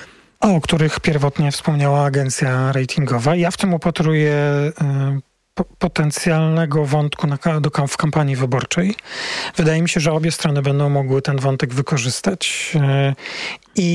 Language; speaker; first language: Polish; native; Polish